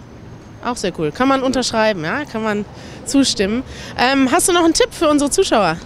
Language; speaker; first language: German; native; German